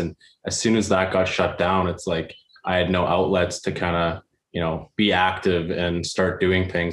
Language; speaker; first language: English; native; English